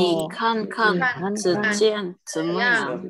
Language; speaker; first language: Chinese; non-native, learner; Indonesian